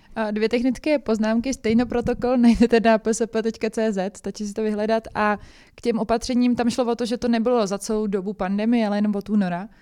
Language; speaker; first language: Czech; native; Czech